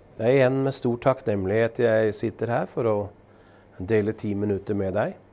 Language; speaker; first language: Norwegian; native; Norwegian